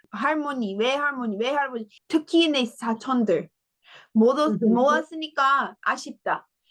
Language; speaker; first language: Korean; non-native, learner; English